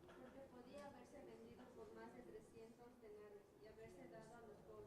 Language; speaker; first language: Spanish; native; Spanish